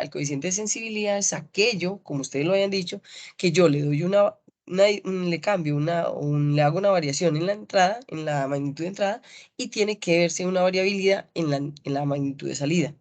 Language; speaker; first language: Spanish; native; Spanish